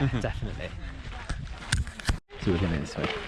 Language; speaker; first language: English; native; English